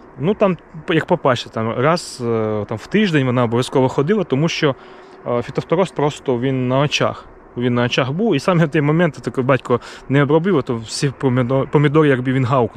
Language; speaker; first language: Ukrainian; native; Ukrainian